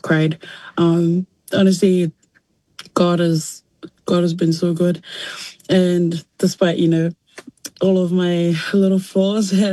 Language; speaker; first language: English; native; English